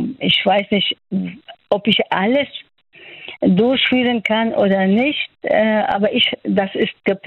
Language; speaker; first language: German; non-native, local second language; Persian